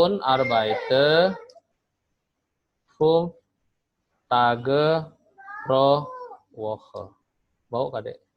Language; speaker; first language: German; non-native, fluent; Indonesian